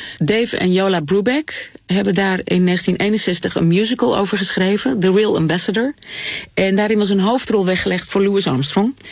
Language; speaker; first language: Dutch; native; Dutch